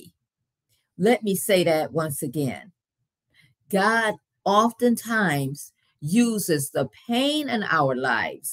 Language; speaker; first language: English; native; English